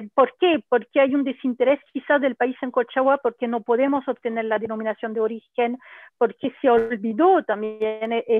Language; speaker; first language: Spanish; non-native, fluent; French